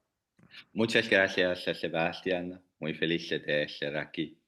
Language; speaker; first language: Spanish; non-native, learner; Italian